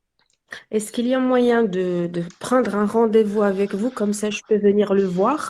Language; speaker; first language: French; non-native, local second language; Arabic